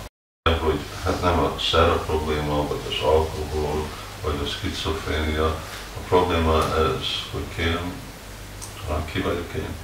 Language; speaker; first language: Hungarian; early bilingual, heritage; Hungarian